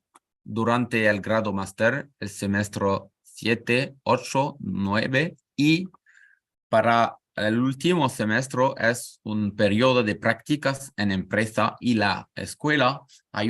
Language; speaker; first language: Spanish; non-native, learner; French